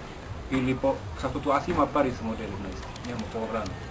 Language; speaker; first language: Bulgarian; non-native, learner; Finnish